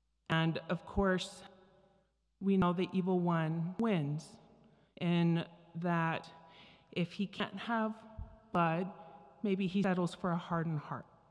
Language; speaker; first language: English; native; English